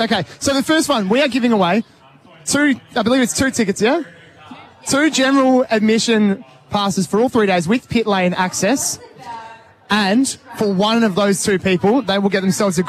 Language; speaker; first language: English; native; English